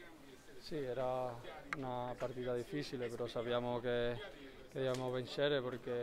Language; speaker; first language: Italian; non-native, learner; Spanish